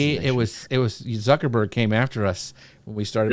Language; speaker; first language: English; native; English